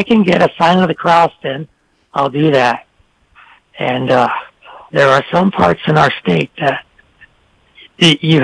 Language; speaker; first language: English; non-native, local second language; French